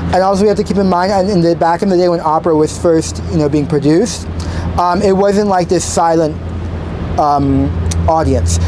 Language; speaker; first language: English; native; English